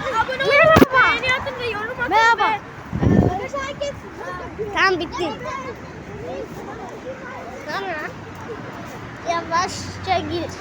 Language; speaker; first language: Turkish; early bilingual, heritage; Turkish